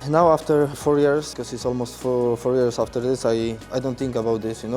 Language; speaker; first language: English; non-native, fluent; Polish